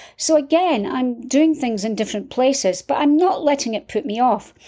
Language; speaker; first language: English; native; English